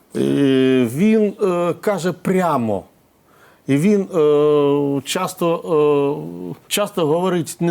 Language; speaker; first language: Ukrainian; non-native, local second language; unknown